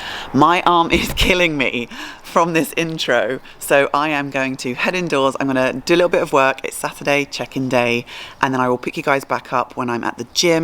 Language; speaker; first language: English; native; English